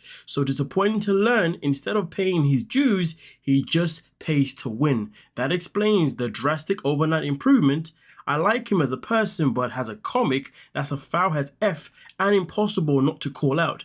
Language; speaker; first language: English; native; English